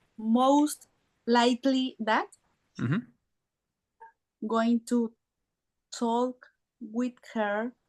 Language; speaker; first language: English; non-native, learner; Spanish